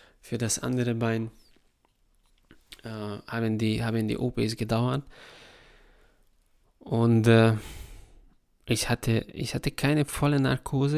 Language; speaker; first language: German; non-native, fluent; Hungarian